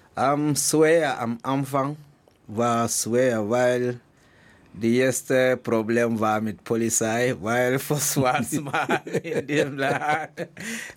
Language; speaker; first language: German; non-native, learner; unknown